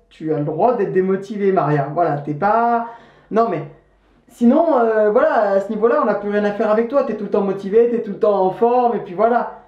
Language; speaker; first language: French; native; French